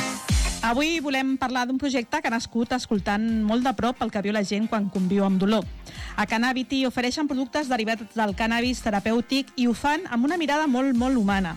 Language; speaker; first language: Catalan; native; Catalan